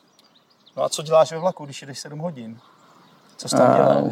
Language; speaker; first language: Czech; native; Czech